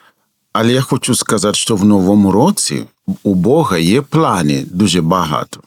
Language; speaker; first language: Ukrainian; non-native, fluent; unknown